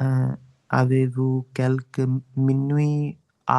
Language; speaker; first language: French; non-native, learner; Punjabi